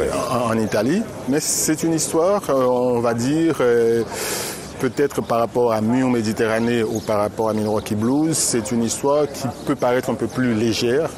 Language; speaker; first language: French; non-native, local second language; Haitian Creole